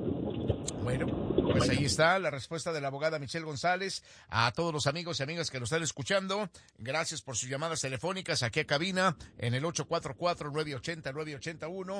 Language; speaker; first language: Spanish; native; Spanish